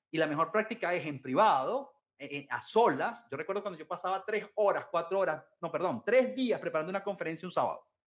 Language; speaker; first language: Spanish; native; Spanish